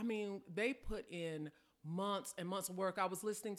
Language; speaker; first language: English; native; English